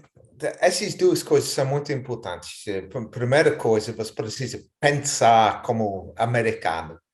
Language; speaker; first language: Portuguese; non-native, fluent; English